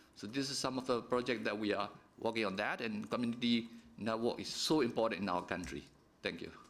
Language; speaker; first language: English; non-native, fluent; Burmese